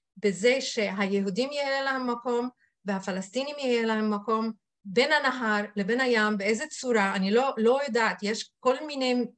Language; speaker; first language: Hebrew; non-native, local second language; Arabic